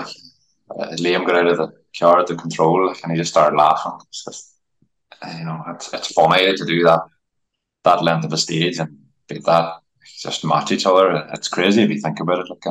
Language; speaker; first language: English; native; English